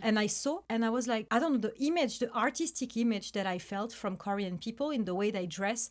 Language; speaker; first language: English; non-native, fluent; French